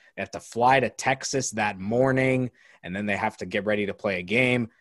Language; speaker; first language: English; native; English